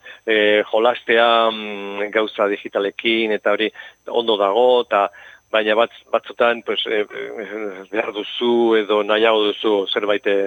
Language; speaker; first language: Basque; non-native, local second language; Spanish